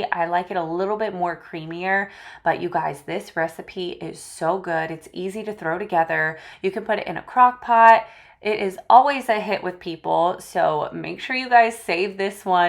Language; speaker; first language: English; native; English